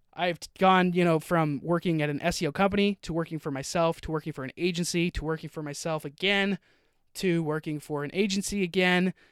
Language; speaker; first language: English; native; English